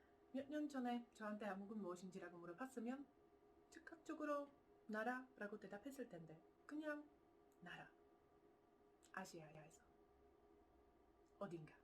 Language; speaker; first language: Korean; non-native, fluent; Czech